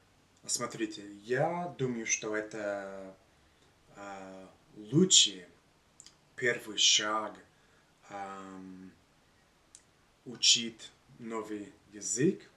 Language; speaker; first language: Russian; non-native, learner; English